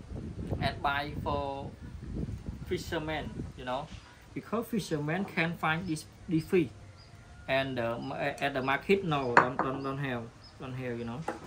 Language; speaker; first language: English; non-native, learner; Khmer